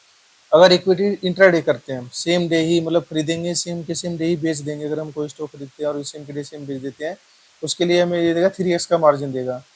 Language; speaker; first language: Hindi; native; Hindi